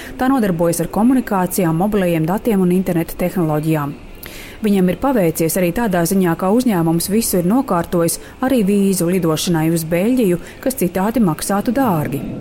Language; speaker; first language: Latvian; native; Latvian